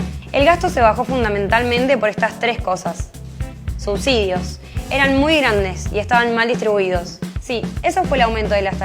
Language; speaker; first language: Spanish; native; Spanish